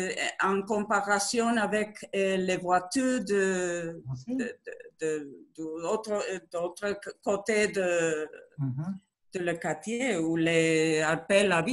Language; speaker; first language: French; non-native, learner; Spanish